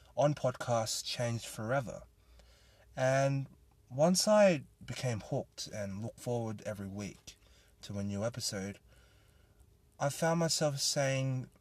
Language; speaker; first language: English; native; English